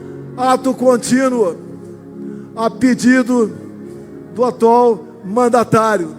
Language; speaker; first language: Portuguese; native; Portuguese